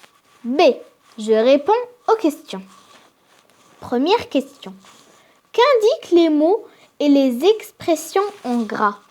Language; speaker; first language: French; non-native, local second language; Arabic